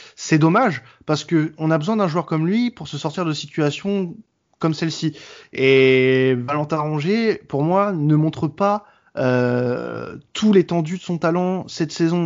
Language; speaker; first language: French; native; French